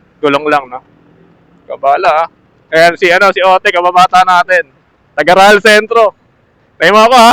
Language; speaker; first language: Filipino; native; Filipino